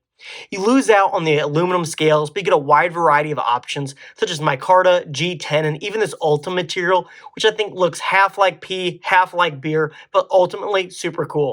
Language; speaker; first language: English; native; English